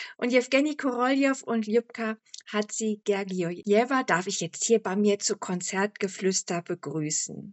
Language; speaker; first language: German; native; German